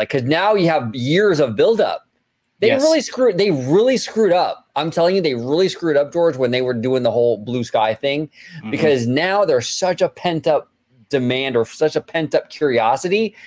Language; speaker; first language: English; native; English